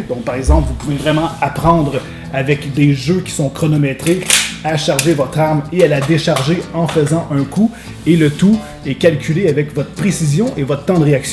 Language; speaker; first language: French; native; French